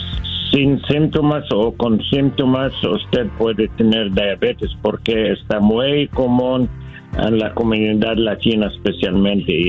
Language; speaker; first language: Spanish; non-native, learner; English